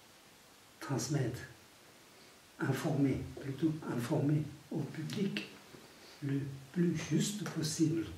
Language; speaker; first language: French; non-native, fluent; Tibetan